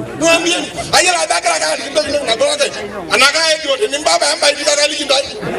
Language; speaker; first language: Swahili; non-native, local second language; Masai